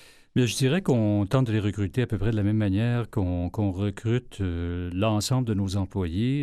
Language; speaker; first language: French; native; French